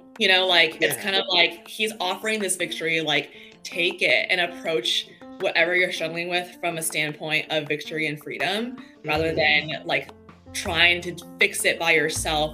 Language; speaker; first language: English; native; English